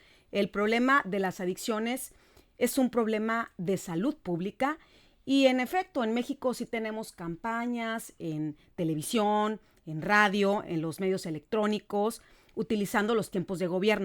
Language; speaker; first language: Spanish; native; Spanish